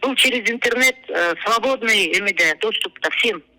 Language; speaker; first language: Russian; non-native, local second language; Kyrgyz